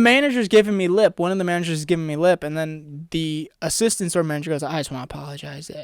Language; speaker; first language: English; native; English